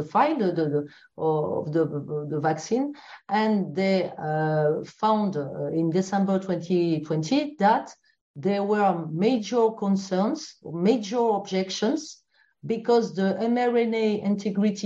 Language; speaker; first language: English; non-native, fluent; French